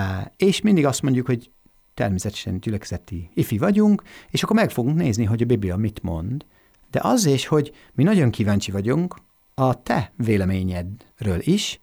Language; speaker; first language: Hungarian; non-native, fluent; English